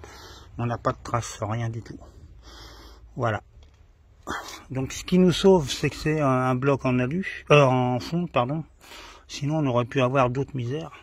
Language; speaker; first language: French; native; French